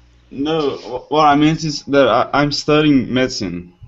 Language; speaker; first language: English; non-native, learner; Portuguese